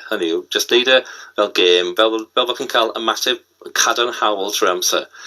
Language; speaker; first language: Welsh; non-native, local second language; English